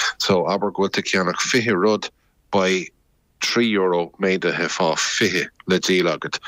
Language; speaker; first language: Irish; native; Irish